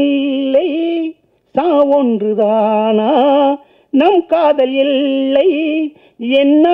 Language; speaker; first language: Tamil; native; Tamil